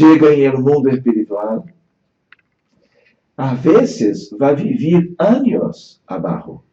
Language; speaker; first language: Spanish; non-native, fluent; Portuguese